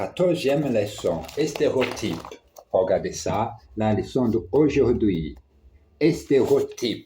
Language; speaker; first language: French; non-native, learner; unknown